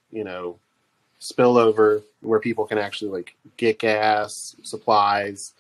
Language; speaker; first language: English; native; English